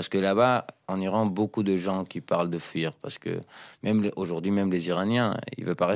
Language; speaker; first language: French; non-native, fluent; Persian